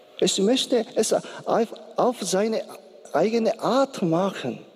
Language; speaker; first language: German; non-native, learner; Korean